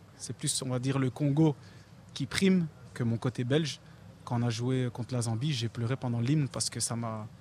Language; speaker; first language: French; native; French